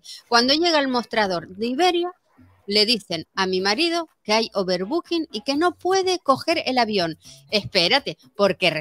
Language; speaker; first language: Spanish; native; Spanish